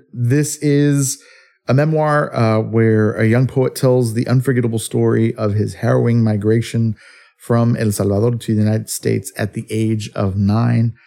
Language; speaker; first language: English; early bilingual, other home language; Spanish